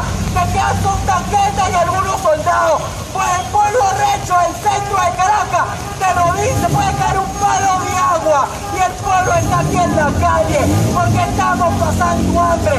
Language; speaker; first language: Spanish; native; Spanish